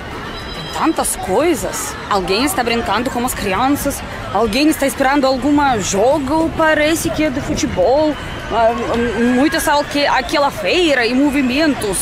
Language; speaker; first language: Portuguese; non-native, fluent; Russian